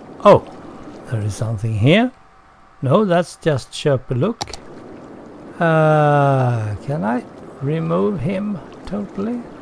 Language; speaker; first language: English; non-native, fluent; Swedish